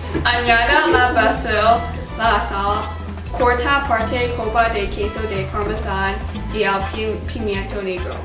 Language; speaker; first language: Spanish; non-native, learner; English